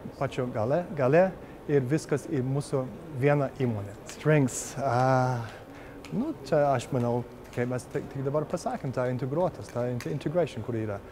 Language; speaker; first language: Lithuanian; early bilingual, heritage; Lithuanian